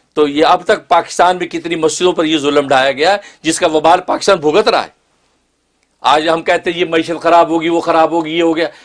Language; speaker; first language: Urdu; native; Urdu